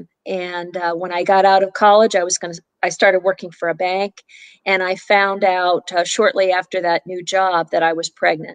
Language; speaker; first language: English; native; English